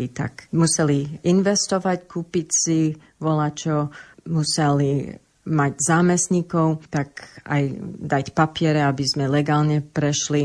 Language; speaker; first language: Slovak; early bilingual, heritage; Slovak